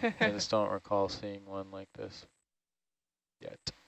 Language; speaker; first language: English; native; English